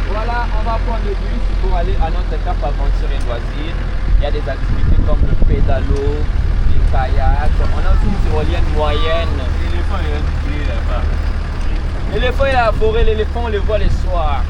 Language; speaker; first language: French; native; French